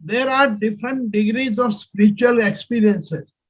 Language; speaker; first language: English; non-native, local second language; Hindi